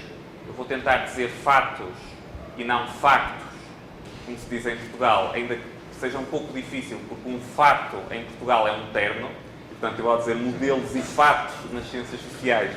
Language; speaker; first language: Portuguese; native; Portuguese